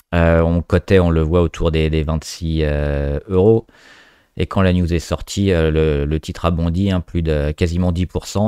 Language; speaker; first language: French; native; French